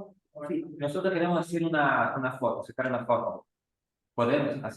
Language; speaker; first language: Spanish; non-native, fluent; Portuguese